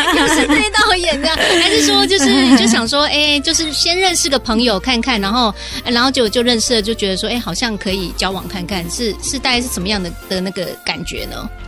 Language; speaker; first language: Chinese; native; Chinese